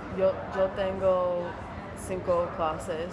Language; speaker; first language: Spanish; non-native, learner; English